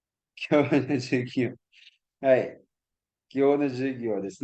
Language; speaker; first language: Japanese; non-native, fluent; Cebuano